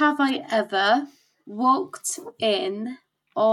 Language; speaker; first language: English; non-native, fluent; Polish